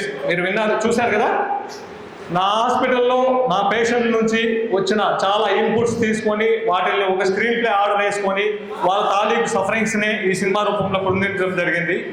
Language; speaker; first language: Telugu; native; Telugu